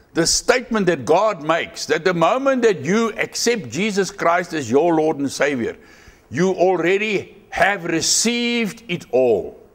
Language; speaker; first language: English; non-native, local second language; Afrikaans